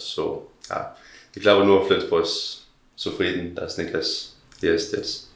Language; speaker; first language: German; non-native, learner; Danish